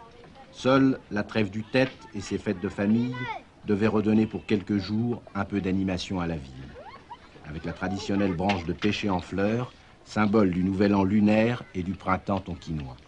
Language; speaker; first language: French; native; French